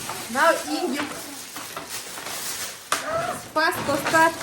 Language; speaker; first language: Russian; non-native, local second language; Kazakh